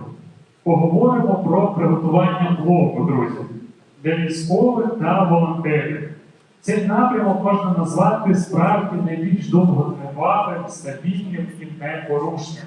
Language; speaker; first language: Ukrainian; native; Ukrainian